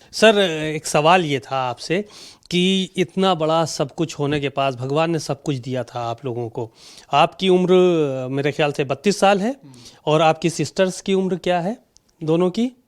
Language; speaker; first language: Hindi; native; Hindi